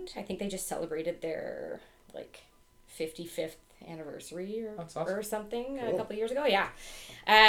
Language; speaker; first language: English; native; English